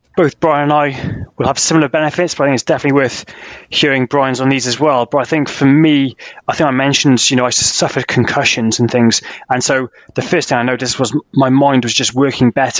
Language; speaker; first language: English; native; English